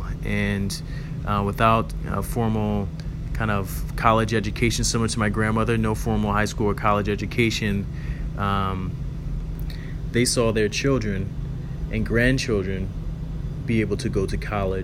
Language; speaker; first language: English; native; English